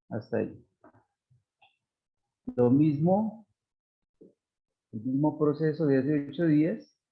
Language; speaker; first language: Spanish; native; Spanish